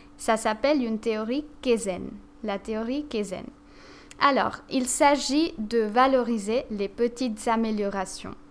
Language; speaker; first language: French; non-native, fluent; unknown